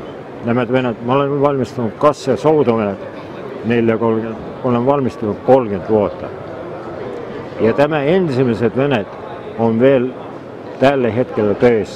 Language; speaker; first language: Finnish; non-native, learner; Estonian